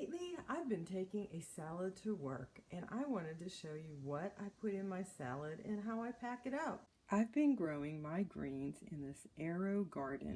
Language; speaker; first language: English; native; English